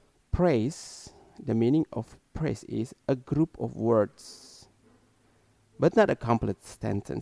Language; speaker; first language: English; non-native, learner; Indonesian